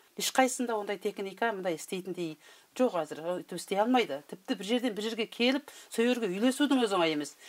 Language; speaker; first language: Kazakh; early bilingual, heritage; Kazakh